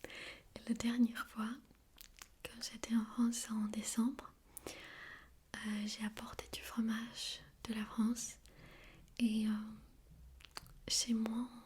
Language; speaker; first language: French; non-native, fluent; Armenian